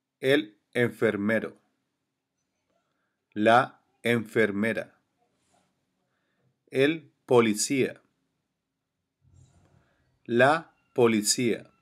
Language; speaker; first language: Spanish; non-native, learner; English